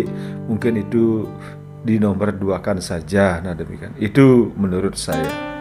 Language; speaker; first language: Indonesian; native; Indonesian